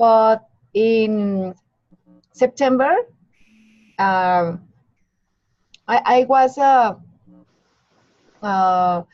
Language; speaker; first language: English; non-native, learner; Spanish